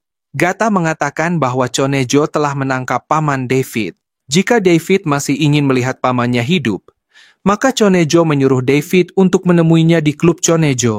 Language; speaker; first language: Indonesian; native; Indonesian